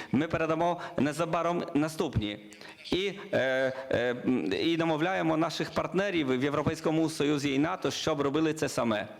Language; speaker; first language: Ukrainian; non-native, learner; Polish